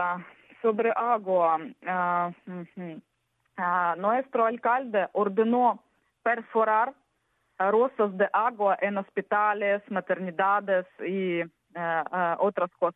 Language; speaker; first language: Spanish; non-native, learner; Ukrainian